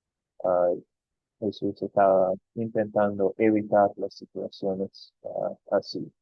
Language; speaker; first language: Spanish; non-native, fluent; English